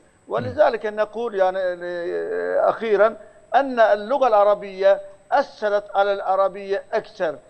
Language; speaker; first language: Arabic; non-native, fluent; Turkish